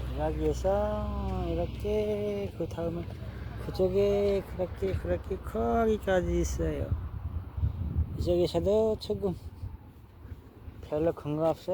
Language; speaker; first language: Korean; non-native, learner; Nepali